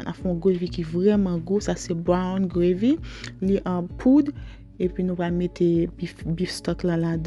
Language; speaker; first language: French; non-native, local second language; Haitian Creole